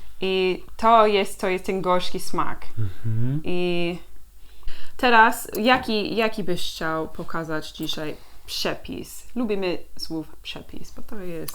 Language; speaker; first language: Polish; non-native, learner; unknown